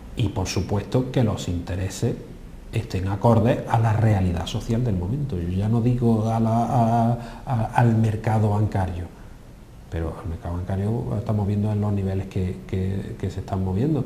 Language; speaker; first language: Spanish; native; Spanish